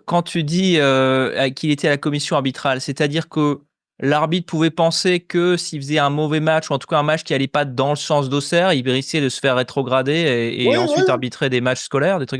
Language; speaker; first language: French; native; French